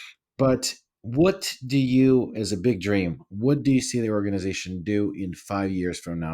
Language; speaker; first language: English; non-native, fluent; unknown